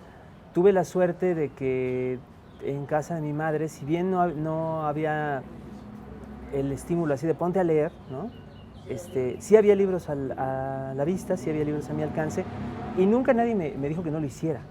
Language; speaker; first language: Spanish; native; Spanish